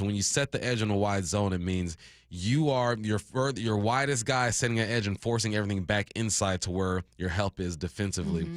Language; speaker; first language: English; native; English